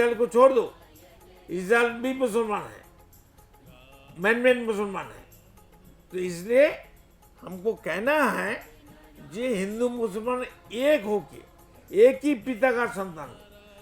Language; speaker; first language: Hindi; non-native, local second language; Bangla